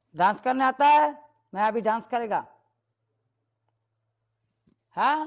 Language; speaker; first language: Hindi; non-native, learner; Bangla